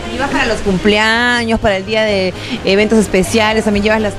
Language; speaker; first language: Spanish; native; Spanish